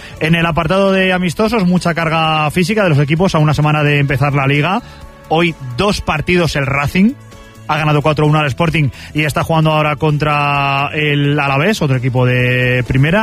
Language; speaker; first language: Spanish; native; Spanish